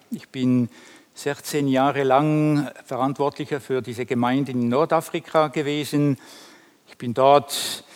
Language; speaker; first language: German; non-native, local second language; French